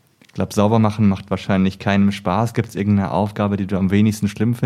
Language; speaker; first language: German; native; German